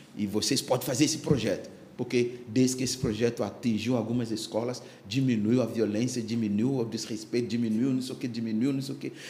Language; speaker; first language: Portuguese; non-native, fluent; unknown